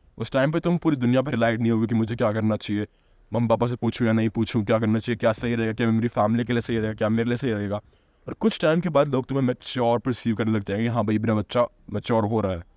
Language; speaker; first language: Hindi; native; Hindi